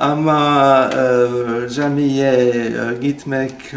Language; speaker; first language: Turkish; non-native, learner; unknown